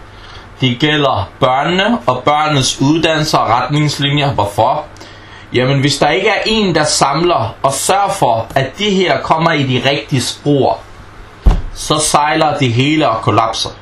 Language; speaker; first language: Danish; non-native, fluent; Arabic